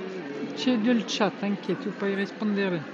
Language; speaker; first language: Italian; non-native, learner; French